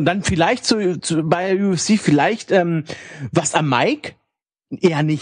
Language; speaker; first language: German; native; German